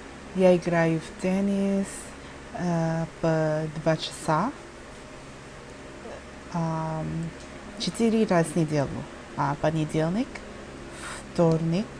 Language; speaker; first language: Russian; non-native, learner; English